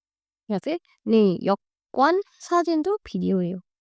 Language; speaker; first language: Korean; non-native, fluent; Hindi